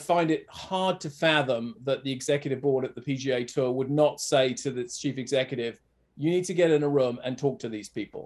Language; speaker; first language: English; native; English